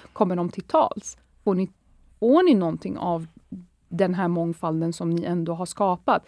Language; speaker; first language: Swedish; early bilingual, other home language; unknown